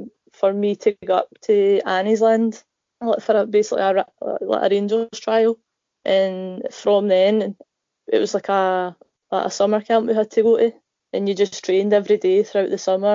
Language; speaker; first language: English; native; English